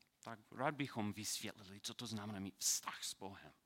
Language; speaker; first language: Czech; non-native, learner; English